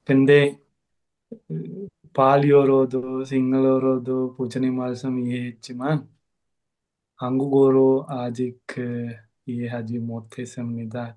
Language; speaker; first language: Korean; non-native, learner; Sinhala